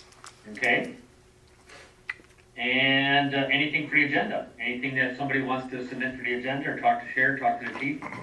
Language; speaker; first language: English; native; English